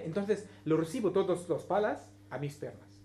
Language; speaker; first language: Spanish; non-native, learner; Arabic